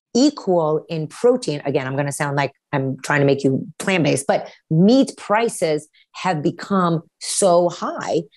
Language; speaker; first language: English; early bilingual, other home language; Romanian